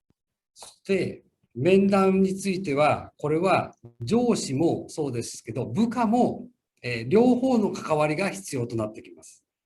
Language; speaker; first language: Japanese; native; Japanese